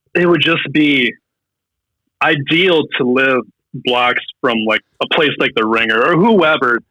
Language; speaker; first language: English; native; English